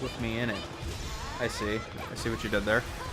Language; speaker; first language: English; native; English